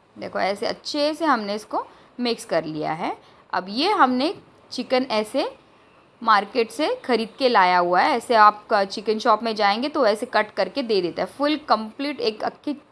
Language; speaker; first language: Hindi; non-native, local second language; Marathi